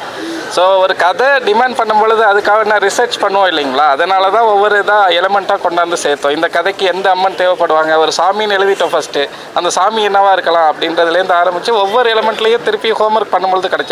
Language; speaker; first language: Tamil; native; Tamil